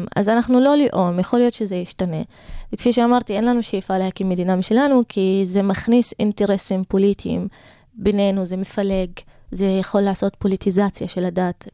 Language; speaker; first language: Hebrew; non-native, local second language; Arabic